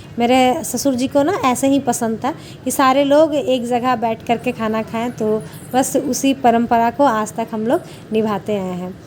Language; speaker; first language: Hindi; native; Hindi